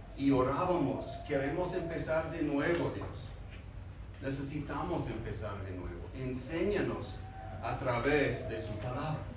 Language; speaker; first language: Spanish; non-native, fluent; English